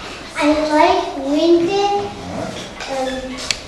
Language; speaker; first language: English; non-native, learner; Kazakh